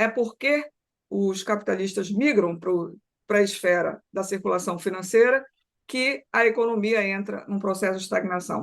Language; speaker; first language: Portuguese; native; Portuguese